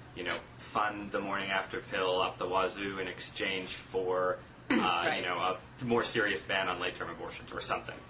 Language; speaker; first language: English; native; English